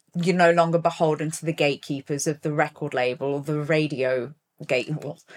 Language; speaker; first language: English; native; English